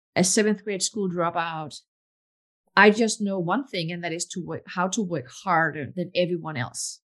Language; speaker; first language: English; non-native, fluent; Danish